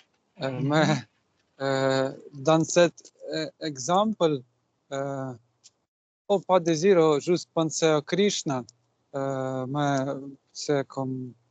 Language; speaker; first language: French; non-native, learner; Russian